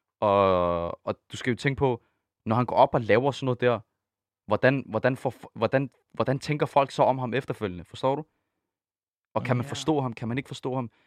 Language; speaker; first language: Danish; early bilingual, other home language; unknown